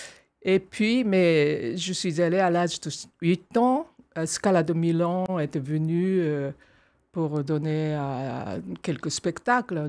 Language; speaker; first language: French; non-native, fluent; Japanese